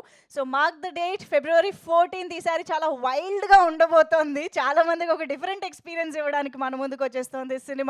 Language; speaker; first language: Telugu; native; Telugu